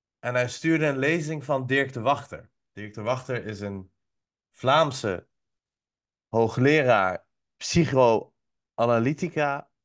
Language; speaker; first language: Dutch; early bilingual, other home language; Persian